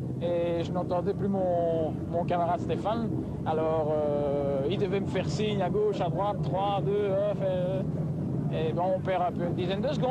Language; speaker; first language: French; native; French